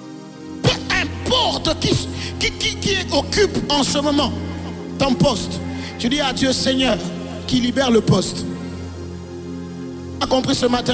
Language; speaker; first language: French; non-native, local second language; Lingala